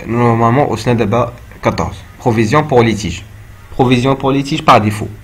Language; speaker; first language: French; non-native, local second language; Arabic